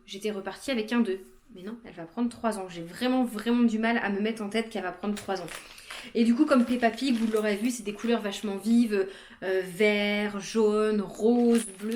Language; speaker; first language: French; native; French